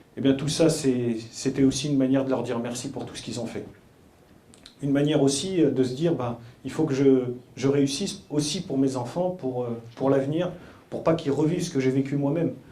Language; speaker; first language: French; early bilingual, other home language; Arabic